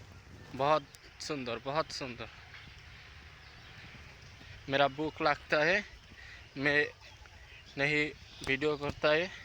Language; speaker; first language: Hindi; non-native, learner; Bangla